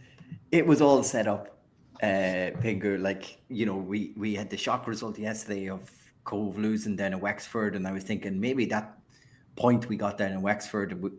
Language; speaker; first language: English; native; English